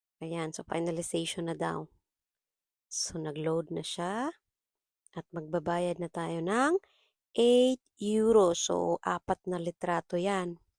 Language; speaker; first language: Filipino; non-native, local second language; Cebuano